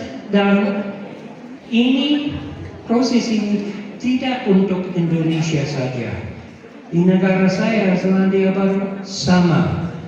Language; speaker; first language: Indonesian; non-native, fluent; English